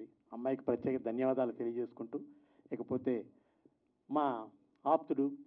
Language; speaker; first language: Telugu; native; Telugu